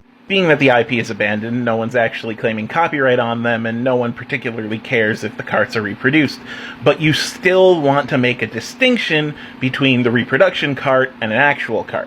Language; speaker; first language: English; native; English